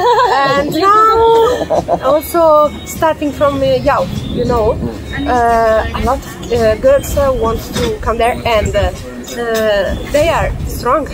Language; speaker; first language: English; non-native, fluent; Italian